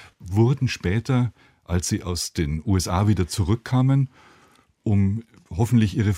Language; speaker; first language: German; native; German